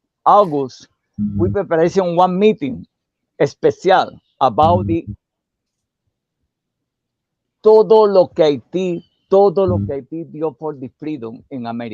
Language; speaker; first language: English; non-native, learner; Portuguese